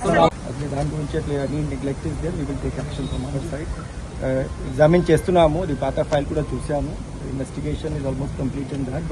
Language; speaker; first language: Telugu; non-native, learner; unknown